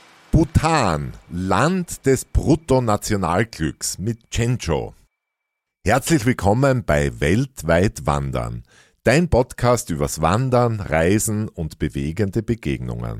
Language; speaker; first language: German; native; German